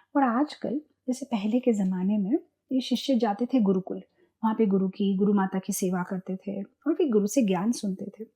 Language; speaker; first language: Hindi; non-native, local second language; Gujarati